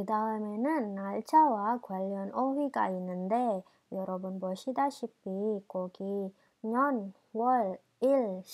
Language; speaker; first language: Korean; non-native, fluent; Indonesian